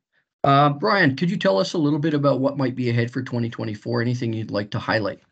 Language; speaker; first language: English; native; English